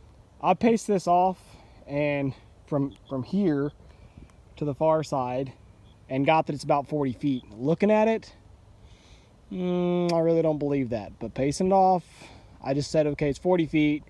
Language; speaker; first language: English; native; English